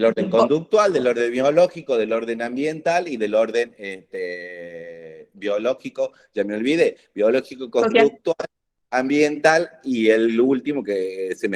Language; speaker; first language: Spanish; native; Spanish